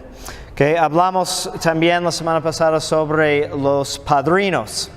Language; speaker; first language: Spanish; non-native, fluent; English